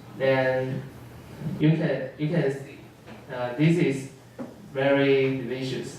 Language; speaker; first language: English; non-native, learner; Chinese